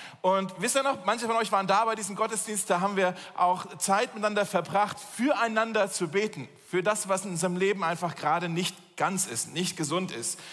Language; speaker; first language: German; native; German